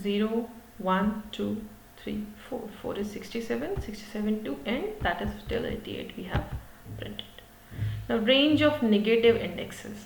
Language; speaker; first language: English; non-native, local second language; Hindi